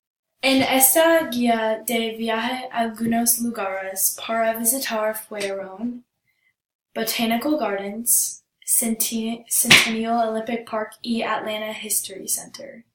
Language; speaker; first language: Spanish; non-native, learner; English